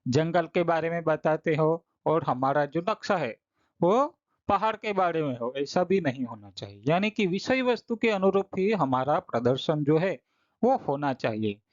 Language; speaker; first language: Hindi; non-native, local second language; Gujarati